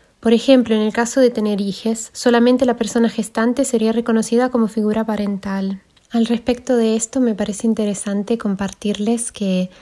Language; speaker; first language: Spanish; non-native, fluent; German